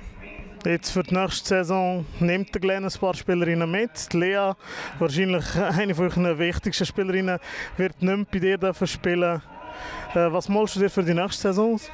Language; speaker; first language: German; native; German